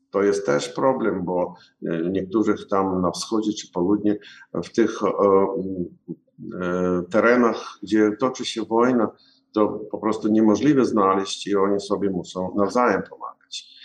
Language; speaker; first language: Polish; non-native, learner; Ukrainian